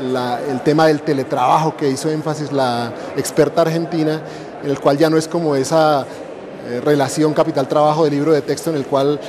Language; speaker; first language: Spanish; native; Spanish